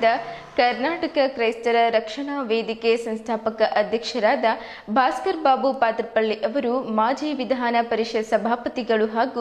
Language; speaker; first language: Kannada; native; Kannada